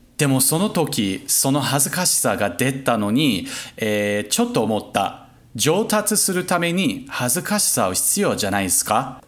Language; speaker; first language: Japanese; non-native, fluent; English